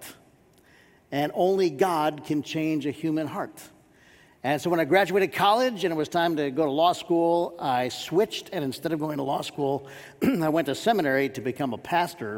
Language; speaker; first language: English; native; English